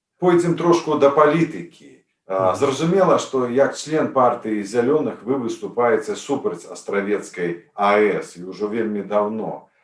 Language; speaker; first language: Belarusian; native; Belarusian